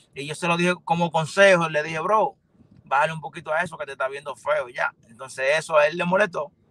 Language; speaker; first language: Spanish; native; Spanish